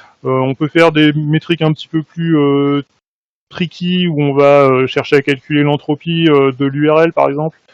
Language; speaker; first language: French; native; French